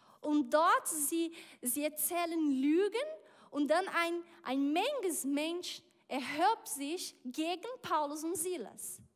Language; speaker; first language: German; non-native, learner; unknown